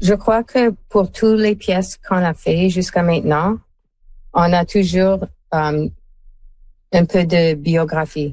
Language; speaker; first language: French; non-native, fluent; English